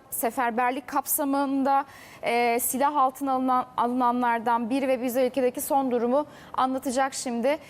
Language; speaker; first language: Turkish; native; Turkish